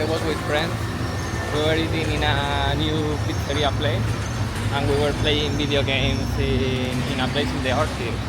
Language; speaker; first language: English; non-native, fluent; Spanish